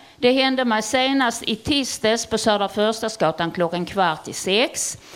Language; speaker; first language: Swedish; native; Swedish